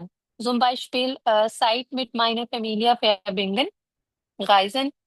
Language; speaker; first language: German; non-native, learner; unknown